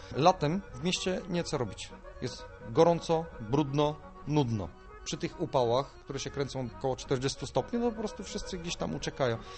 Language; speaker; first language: Polish; non-native, fluent; Bulgarian